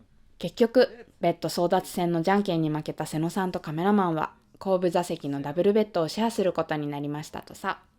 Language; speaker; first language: Japanese; native; Japanese